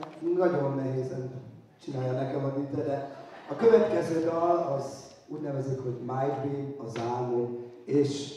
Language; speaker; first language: Hungarian; non-native, learner; German